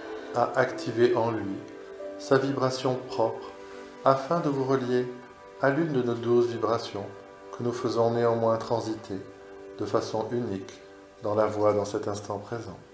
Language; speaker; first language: French; native; French